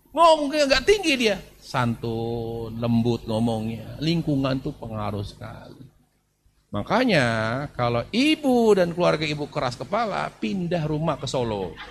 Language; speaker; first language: Indonesian; native; Indonesian